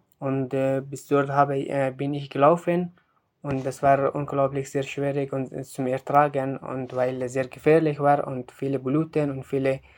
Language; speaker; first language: German; non-native, learner; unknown